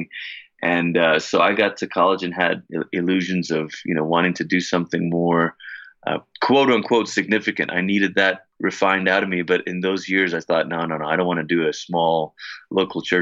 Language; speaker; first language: English; native; English